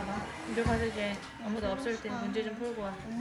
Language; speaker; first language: Korean; native; Korean